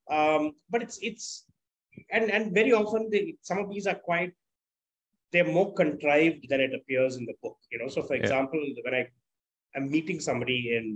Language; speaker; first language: English; non-native, local second language; Tamil